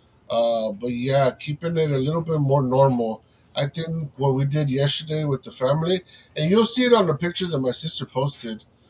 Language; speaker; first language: English; early bilingual, other home language; Spanish